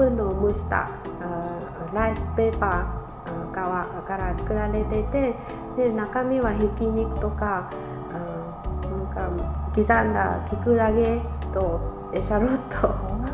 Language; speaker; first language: Japanese; non-native, fluent; Vietnamese